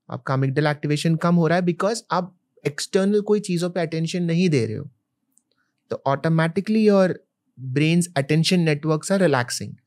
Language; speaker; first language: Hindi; non-native, local second language; Malayalam